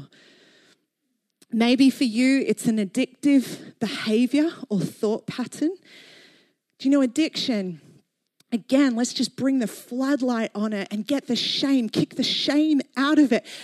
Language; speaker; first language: English; native; English